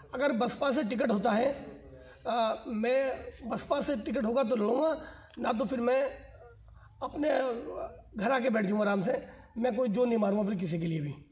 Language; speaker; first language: Hindi; native; Hindi